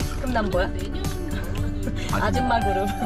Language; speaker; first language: Korean; native; Korean